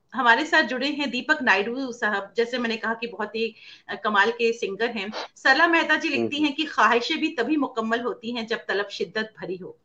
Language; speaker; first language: Hindi; native; Hindi